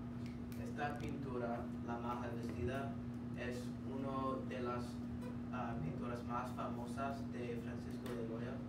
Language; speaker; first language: Spanish; non-native, learner; English